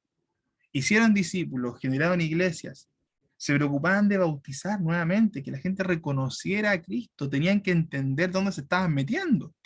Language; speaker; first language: Spanish; native; Spanish